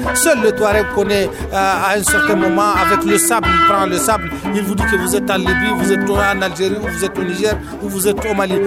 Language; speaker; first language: French; non-native, local second language; Tamasheq